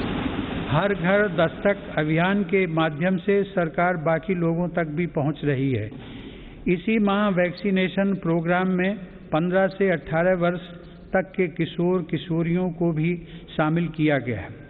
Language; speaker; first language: Hindi; native; Hindi